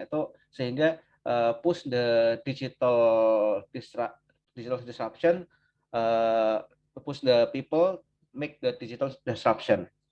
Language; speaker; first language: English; non-native, learner; Indonesian